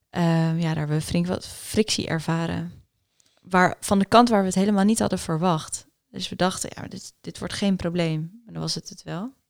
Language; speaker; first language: Dutch; early bilingual, other home language; Afrikaans